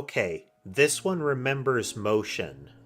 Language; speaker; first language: English; native; English